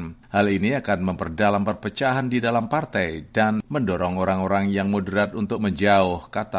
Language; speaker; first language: Indonesian; native; Indonesian